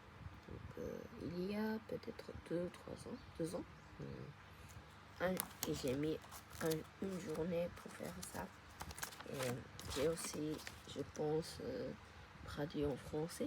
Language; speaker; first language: French; non-native, fluent; Japanese